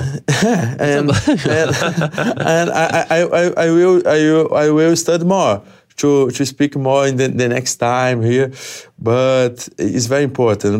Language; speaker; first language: English; non-native, learner; Portuguese